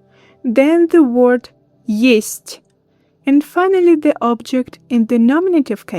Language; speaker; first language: English; non-native, fluent; Russian